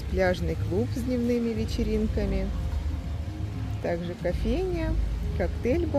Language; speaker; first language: Russian; native; Russian